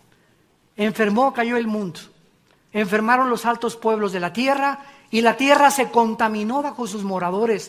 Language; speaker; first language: Spanish; native; Spanish